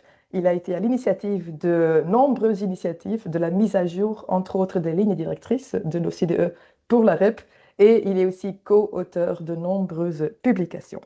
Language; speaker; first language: French; native; French